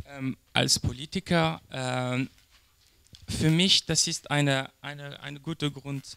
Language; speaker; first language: German; non-native, learner; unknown